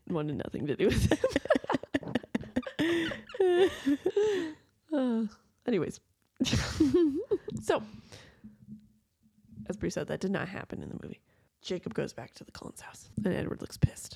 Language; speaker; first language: English; native; English